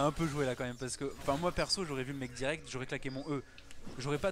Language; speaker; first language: French; native; French